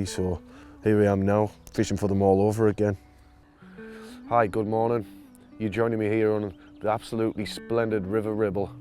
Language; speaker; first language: English; native; English